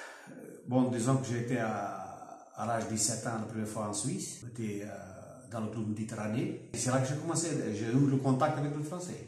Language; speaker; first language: French; non-native, fluent; Portuguese